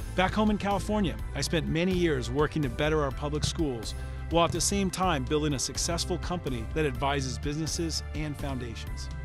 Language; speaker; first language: English; native; English